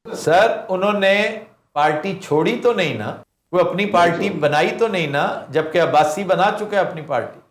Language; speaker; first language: Urdu; non-native, local second language; Punjabi